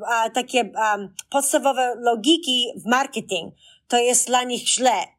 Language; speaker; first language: Polish; early bilingual, heritage; Polish